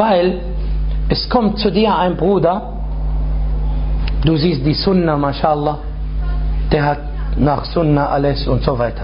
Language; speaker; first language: German; non-native, fluent; Arabic